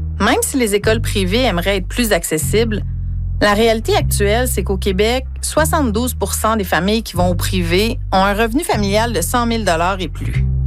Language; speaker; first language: French; native; French